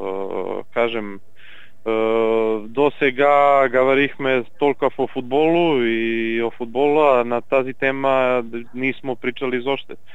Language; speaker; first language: Bulgarian; non-native, learner; Serbian